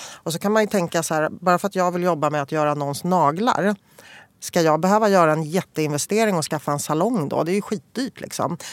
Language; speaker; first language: Swedish; early bilingual, other home language; Polish